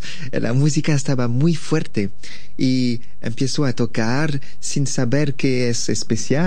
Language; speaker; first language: Spanish; non-native, learner; French